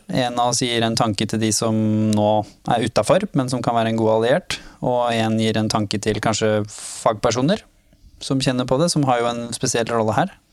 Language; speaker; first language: Norwegian; early bilingual, other home language; Somali